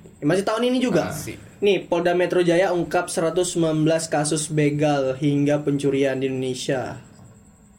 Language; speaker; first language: Indonesian; native; Indonesian